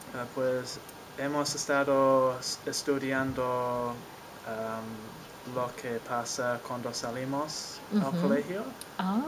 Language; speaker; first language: Spanish; non-native, learner; English